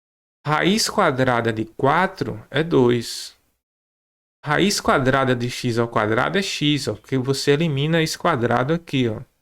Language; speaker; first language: Portuguese; native; Portuguese